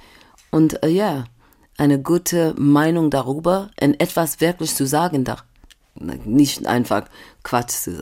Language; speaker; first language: German; non-native, fluent; English